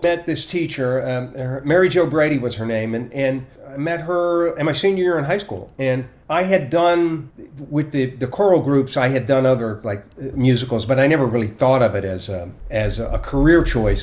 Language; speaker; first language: English; native; English